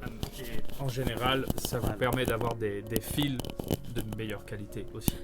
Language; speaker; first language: French; native; French